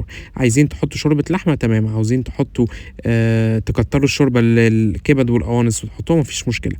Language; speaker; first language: Arabic; native; Arabic